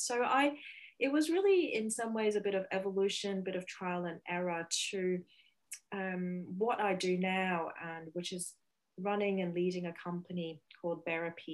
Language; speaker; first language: English; non-native, local second language; Cantonese